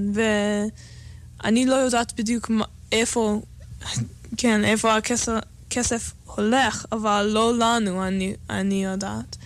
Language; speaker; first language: Hebrew; non-native, fluent; English